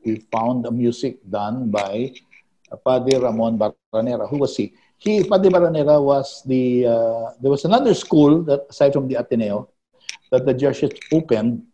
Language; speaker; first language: English; non-native, local second language; Filipino